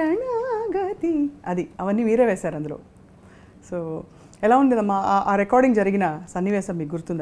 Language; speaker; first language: Telugu; native; Telugu